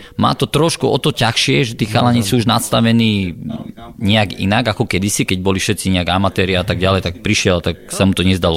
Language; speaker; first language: Slovak; native; Slovak